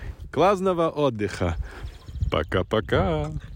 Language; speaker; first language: Russian; non-native, learner; English